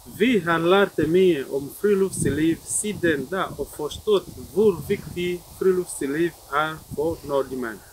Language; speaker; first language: Norwegian; non-native, learner; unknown